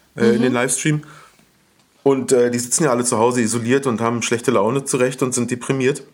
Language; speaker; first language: German; native; German